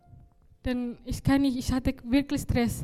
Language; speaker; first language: German; non-native, learner; Indonesian